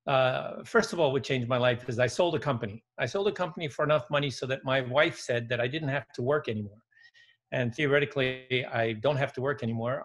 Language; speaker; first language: English; early bilingual, other home language; Dutch